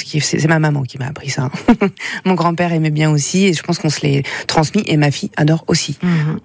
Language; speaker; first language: French; native; French